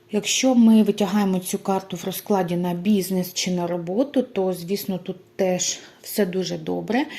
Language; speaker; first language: Ukrainian; non-native, local second language; Russian